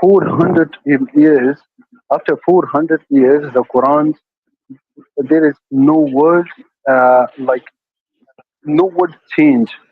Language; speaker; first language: English; non-native, learner; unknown